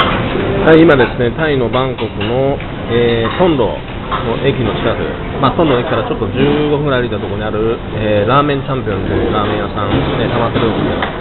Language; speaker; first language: Japanese; native; Japanese